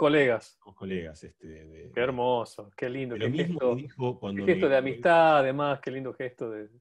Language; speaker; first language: Spanish; native; Spanish